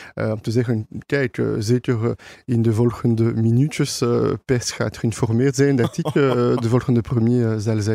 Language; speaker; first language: Dutch; non-native, local second language; French